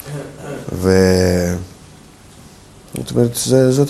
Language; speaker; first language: Hebrew; non-native, fluent; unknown